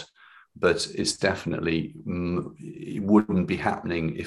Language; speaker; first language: English; native; English